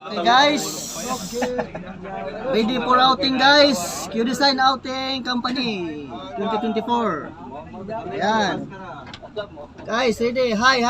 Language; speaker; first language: English; non-native, learner; Filipino